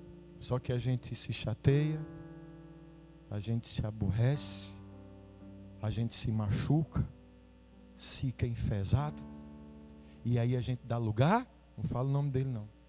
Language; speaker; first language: Portuguese; native; Portuguese